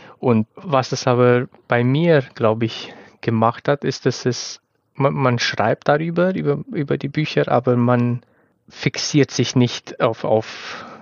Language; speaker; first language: German; non-native, fluent; Romanian